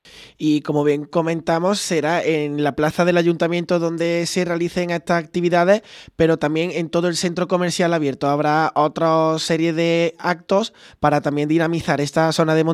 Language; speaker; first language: Spanish; native; Spanish